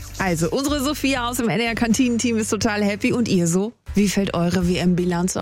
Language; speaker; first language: German; native; German